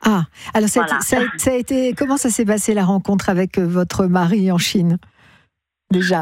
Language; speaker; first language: French; native; French